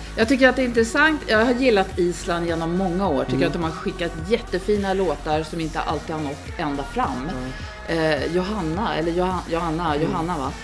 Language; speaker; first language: Swedish; native; Swedish